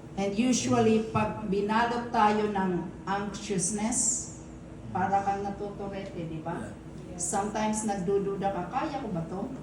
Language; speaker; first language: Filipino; non-native, local second language; Bikol